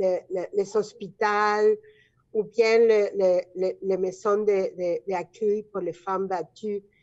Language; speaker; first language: French; non-native, fluent; Spanish